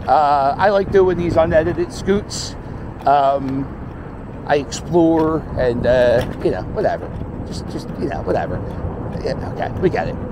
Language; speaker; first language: English; native; English